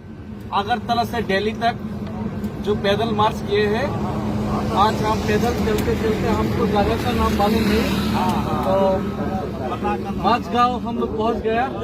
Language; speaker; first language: Hindi; non-native, local second language; Kok Borok